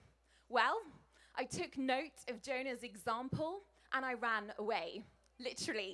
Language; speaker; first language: English; native; English